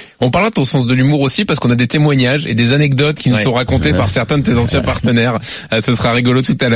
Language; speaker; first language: French; native; French